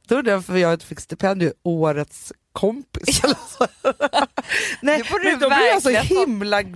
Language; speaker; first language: Swedish; native; Swedish